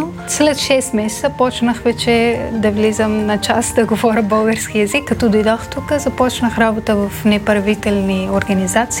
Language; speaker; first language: Bulgarian; non-native, learner; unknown